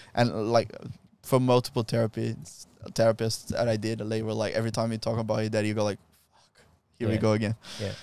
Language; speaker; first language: English; non-native, fluent; Portuguese